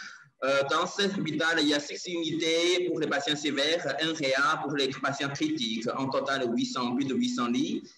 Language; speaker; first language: French; non-native, learner; Chinese